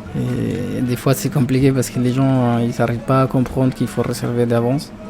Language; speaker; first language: French; non-native, fluent; Spanish